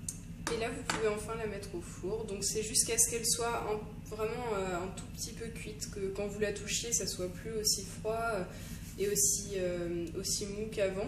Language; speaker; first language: French; native; French